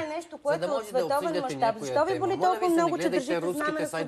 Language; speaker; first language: Bulgarian; native; Bulgarian